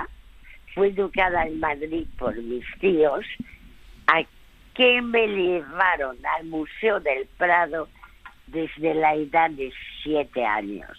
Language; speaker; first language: Spanish; early bilingual, other home language; French